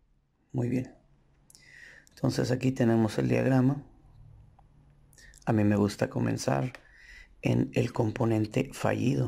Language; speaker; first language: Spanish; native; Spanish